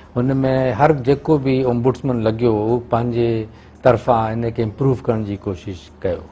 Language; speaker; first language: Sindhi; non-native, local second language; Urdu